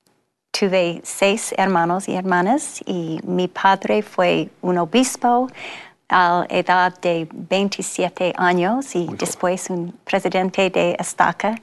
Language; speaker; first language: Spanish; non-native, learner; English